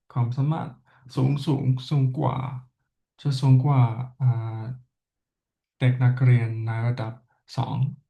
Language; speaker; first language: Thai; non-native, learner; English